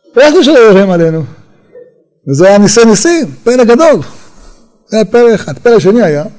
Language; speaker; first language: Hebrew; native; Hebrew